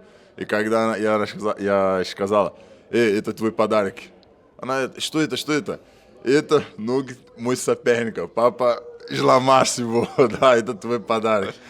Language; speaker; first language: Russian; non-native, learner; Portuguese